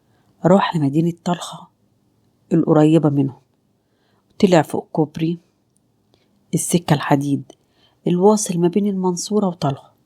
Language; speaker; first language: Arabic; native; Arabic